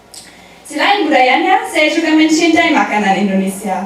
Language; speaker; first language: Indonesian; non-native, learner; German